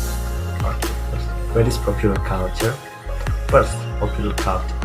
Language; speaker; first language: English; non-native, learner; Indonesian